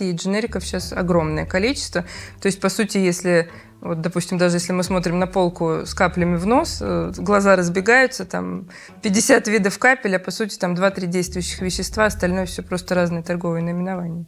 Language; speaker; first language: Russian; native; Russian